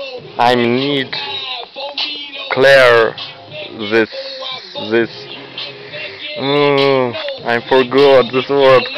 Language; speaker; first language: English; non-native, learner; Russian